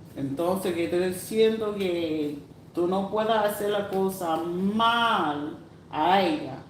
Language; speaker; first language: Spanish; non-native, learner; English